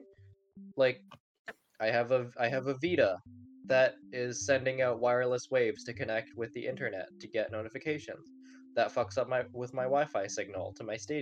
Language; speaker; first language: English; non-native, local second language; Cantonese